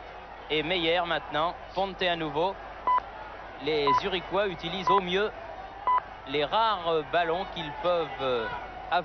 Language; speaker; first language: French; native; French